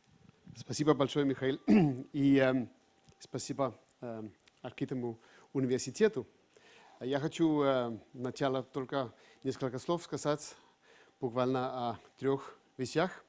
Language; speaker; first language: Russian; non-native, fluent; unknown